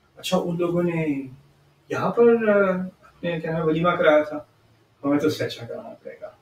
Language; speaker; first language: Urdu; early bilingual, heritage; Urdu